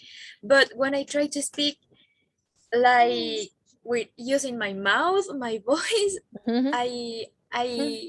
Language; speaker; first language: English; non-native, learner; Spanish